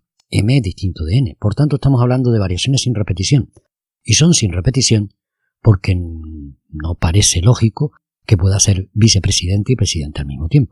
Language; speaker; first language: Spanish; native; Spanish